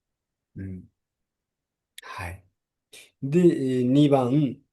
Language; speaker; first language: Japanese; non-native, fluent; Nepali